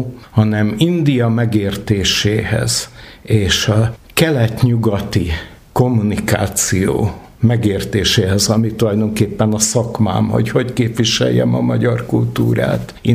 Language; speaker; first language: Hungarian; native; Hungarian